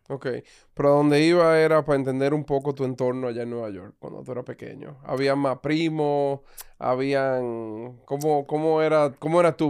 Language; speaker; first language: Spanish; native; Spanish